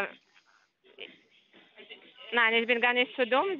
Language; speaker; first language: German; non-native, learner; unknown